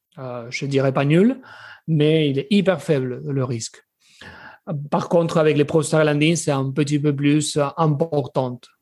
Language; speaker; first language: French; non-native, fluent; Spanish